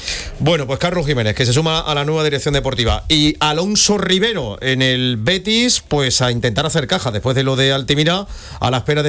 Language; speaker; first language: Spanish; native; Spanish